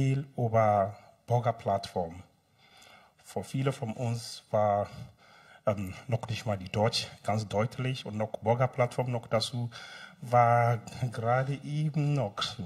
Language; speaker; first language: German; non-native, fluent; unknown